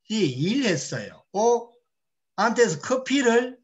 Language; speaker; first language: Korean; native; Korean